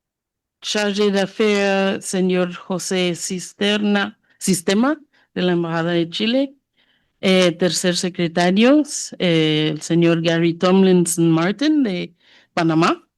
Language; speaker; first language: Spanish; non-native, fluent; English